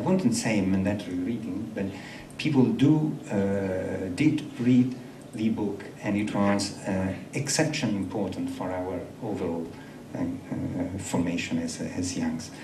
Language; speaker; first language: English; non-native, fluent; Italian